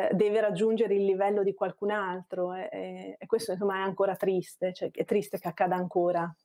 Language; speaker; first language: Italian; non-native, fluent; Bosnian